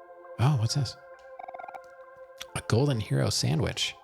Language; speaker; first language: English; native; English